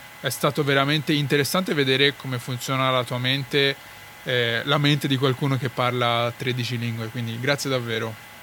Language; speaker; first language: Italian; early bilingual, other home language; Arabic